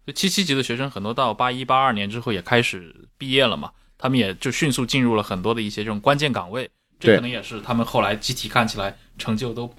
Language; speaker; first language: Chinese; native; Chinese